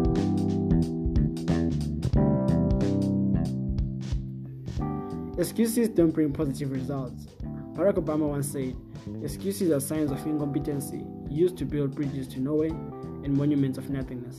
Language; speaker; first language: English; non-native, local second language; North Ndebele